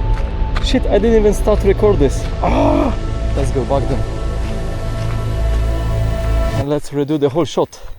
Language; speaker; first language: English; non-native, fluent; Polish